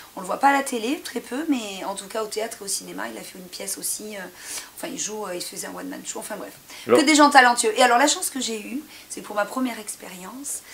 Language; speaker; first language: French; native; French